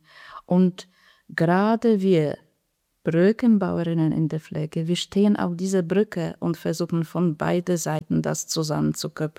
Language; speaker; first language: German; non-native, fluent; Polish